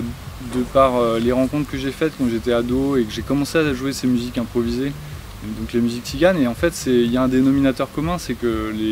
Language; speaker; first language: French; native; French